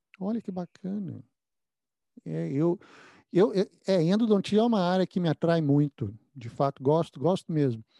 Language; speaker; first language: Portuguese; native; Portuguese